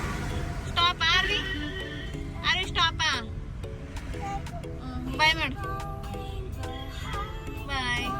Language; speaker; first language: Kannada; native; Kannada